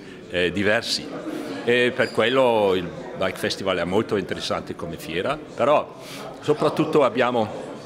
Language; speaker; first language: Italian; non-native, fluent; German